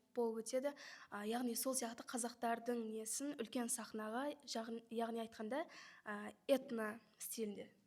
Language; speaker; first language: Kazakh; native; Kazakh